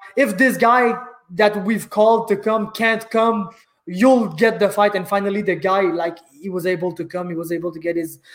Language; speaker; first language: English; native; English